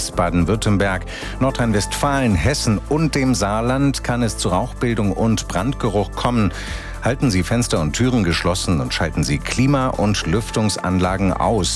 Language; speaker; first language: German; native; German